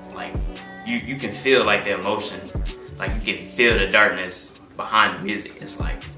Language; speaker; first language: English; native; English